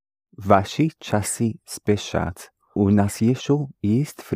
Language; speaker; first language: Russian; non-native, learner; English